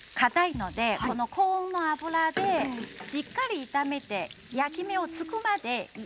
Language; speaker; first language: Japanese; non-native, fluent; Chinese